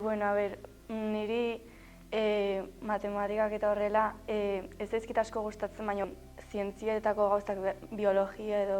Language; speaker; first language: Basque; non-native, local second language; Spanish